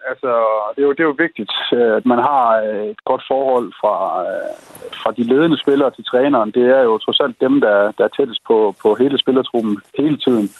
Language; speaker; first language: Danish; native; Danish